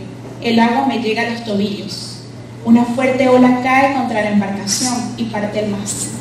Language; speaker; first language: Spanish; native; Spanish